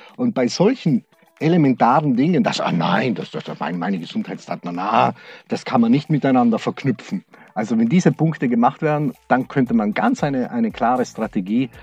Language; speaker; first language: German; native; German